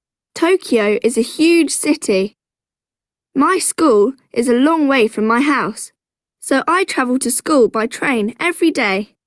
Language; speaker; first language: English; non-native, learner; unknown